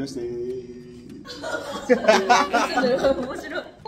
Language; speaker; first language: Japanese; non-native, fluent; Indonesian